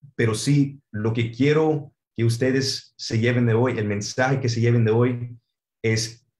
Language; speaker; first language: Spanish; early bilingual, heritage; Spanish